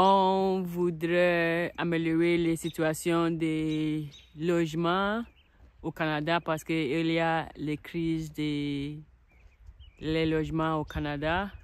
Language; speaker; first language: French; non-native, learner; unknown